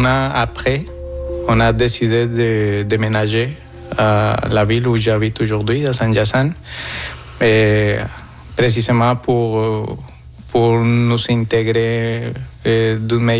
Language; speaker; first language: French; non-native, fluent; Spanish